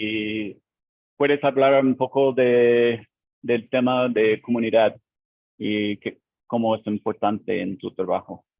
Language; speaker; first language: Spanish; non-native, learner; English